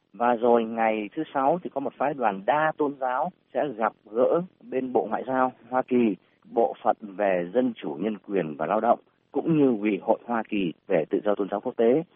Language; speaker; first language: Vietnamese; native; Vietnamese